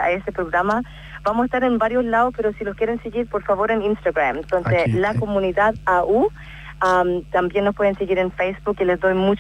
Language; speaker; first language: Spanish; non-native, fluent; English